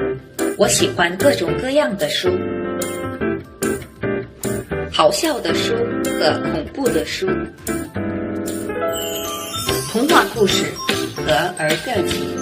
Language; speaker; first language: Chinese; non-native, learner; Korean